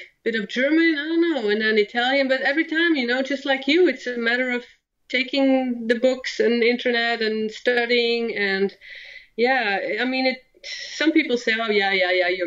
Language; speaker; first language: English; non-native, fluent; Dutch